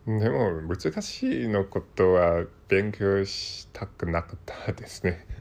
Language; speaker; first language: Japanese; non-native, learner; Cantonese